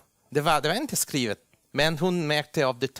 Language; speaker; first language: Swedish; non-native, fluent; Italian